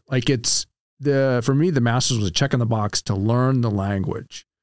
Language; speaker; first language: English; native; English